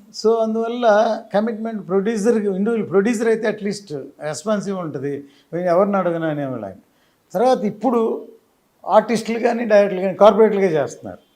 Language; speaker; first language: Telugu; native; Telugu